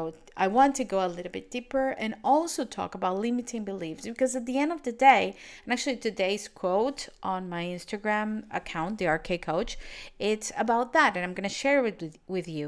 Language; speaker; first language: English; non-native, fluent; Spanish